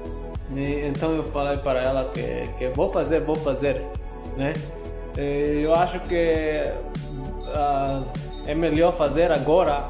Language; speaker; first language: Portuguese; non-native, learner; Spanish